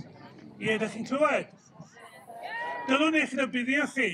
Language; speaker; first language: Welsh; native; Welsh